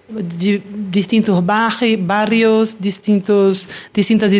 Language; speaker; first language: Spanish; non-native, learner; Portuguese